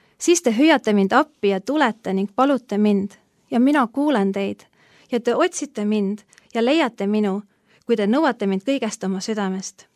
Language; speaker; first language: Estonian; native; Estonian